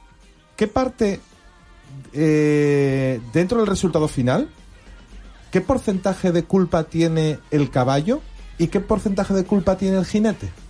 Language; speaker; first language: Spanish; native; Spanish